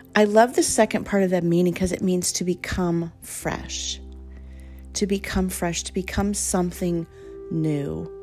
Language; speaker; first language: English; native; English